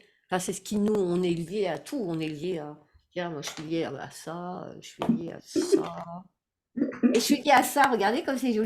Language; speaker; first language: French; native; French